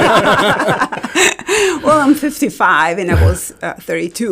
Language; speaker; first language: English; non-native, fluent; Spanish